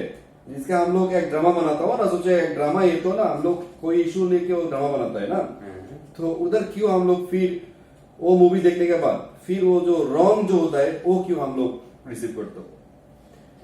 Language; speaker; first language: Hindi; non-native, learner; Bangla